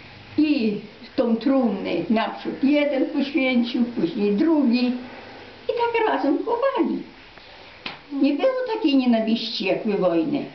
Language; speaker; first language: Polish; non-native, local second language; Ukrainian